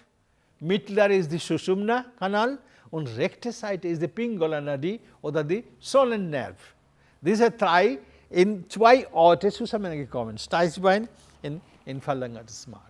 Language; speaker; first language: German; non-native, learner; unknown